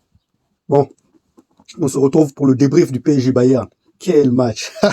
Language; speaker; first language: French; native; French